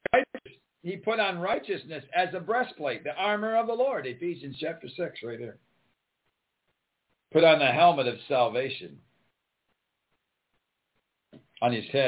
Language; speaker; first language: English; native; English